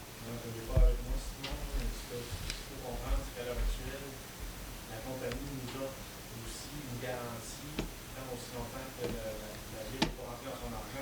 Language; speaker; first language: French; native; French